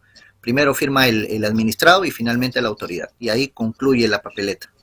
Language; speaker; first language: Spanish; native; Spanish